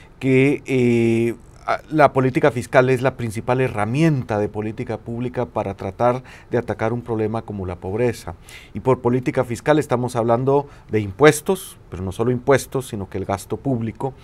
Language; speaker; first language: Spanish; native; Spanish